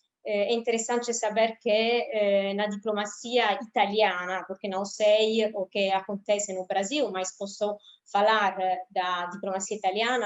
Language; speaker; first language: Portuguese; non-native, fluent; Italian